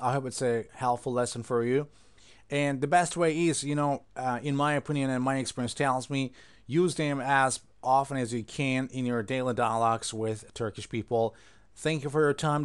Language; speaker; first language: English; non-native, fluent; Turkish